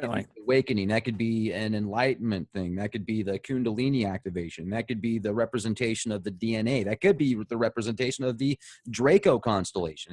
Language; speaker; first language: English; native; English